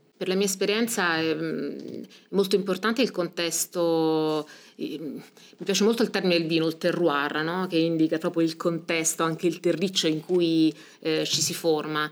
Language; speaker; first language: Italian; native; Italian